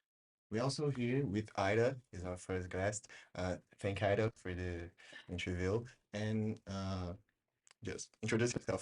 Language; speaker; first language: English; non-native, learner; Portuguese